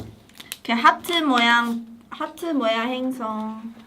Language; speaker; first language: Korean; non-native, fluent; Chinese